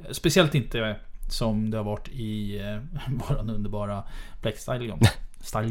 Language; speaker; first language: Swedish; native; Swedish